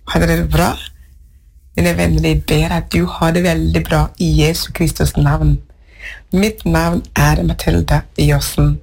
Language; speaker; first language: Norwegian; non-native, fluent; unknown